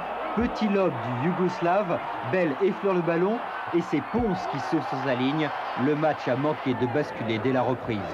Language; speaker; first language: French; native; French